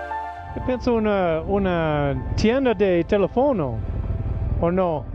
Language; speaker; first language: Spanish; non-native, learner; English